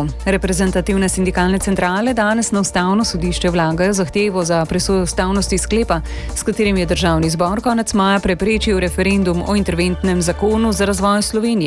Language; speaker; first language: Slovenian; native; Slovenian